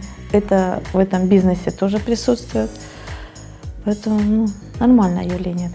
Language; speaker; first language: Russian; native; Russian